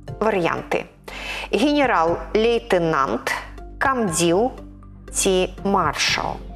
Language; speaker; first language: Belarusian; native; Belarusian